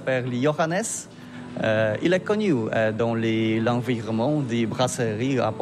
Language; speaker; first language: French; non-native, learner; Polish